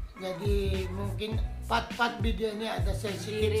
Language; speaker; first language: Indonesian; non-native, fluent; Filipino